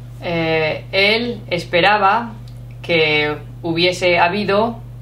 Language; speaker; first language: Spanish; non-native, learner; English